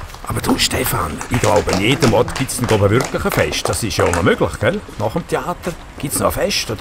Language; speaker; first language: German; native; German